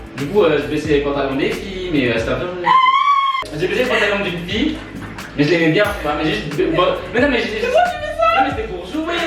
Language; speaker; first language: French; native; French